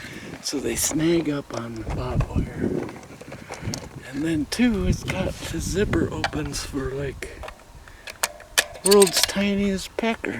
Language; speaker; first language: English; native; English